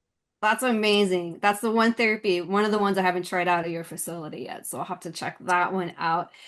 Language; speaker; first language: English; native; English